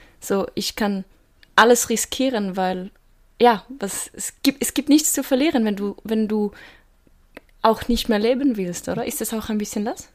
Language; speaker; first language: German; native; German